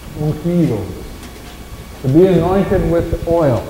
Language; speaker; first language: English; native; English